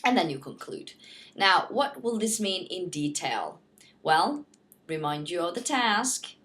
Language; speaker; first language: English; non-native, fluent; Norwegian